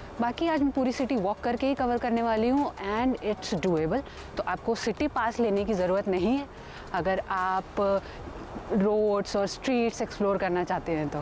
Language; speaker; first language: Hindi; native; Hindi